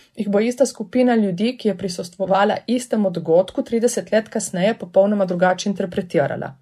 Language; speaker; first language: Slovenian; native; Slovenian